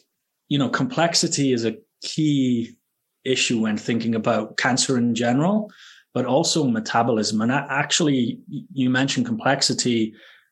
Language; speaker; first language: English; native; English